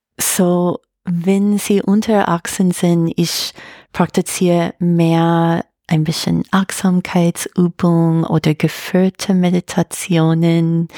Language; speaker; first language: German; non-native, fluent; English